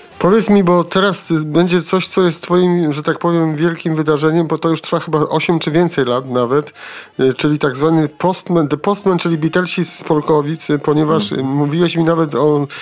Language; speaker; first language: Polish; native; Polish